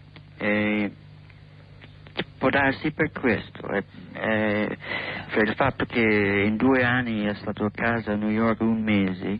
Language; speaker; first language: Italian; non-native, learner; English